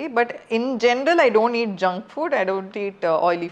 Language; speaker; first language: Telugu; non-native, fluent; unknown